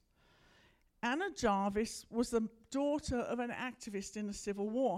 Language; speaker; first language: English; native; English